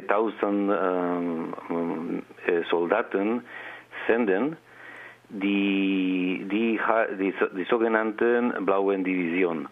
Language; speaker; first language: German; non-native, learner; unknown